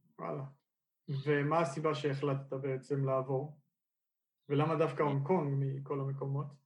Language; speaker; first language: Hebrew; native; Hebrew